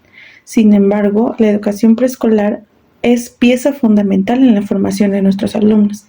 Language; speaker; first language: Spanish; native; Spanish